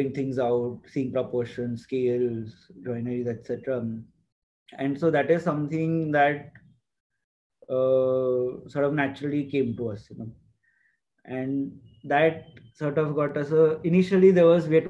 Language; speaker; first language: English; non-native, local second language; Gujarati